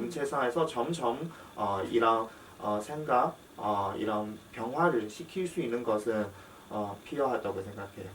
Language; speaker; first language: Korean; non-native, fluent; Chinese